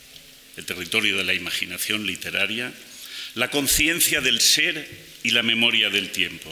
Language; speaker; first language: Spanish; native; Spanish